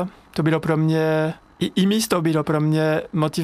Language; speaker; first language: Czech; non-native, fluent; French